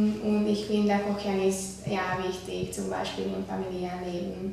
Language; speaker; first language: German; non-native, learner; Hungarian